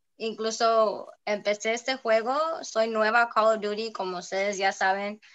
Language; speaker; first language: Spanish; early bilingual, heritage; English